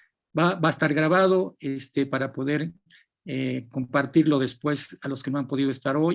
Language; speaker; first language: Spanish; native; Spanish